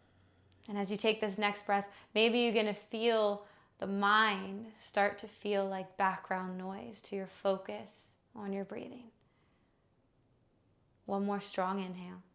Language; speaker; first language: English; native; English